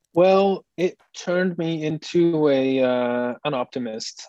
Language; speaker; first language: English; non-native, fluent; Dutch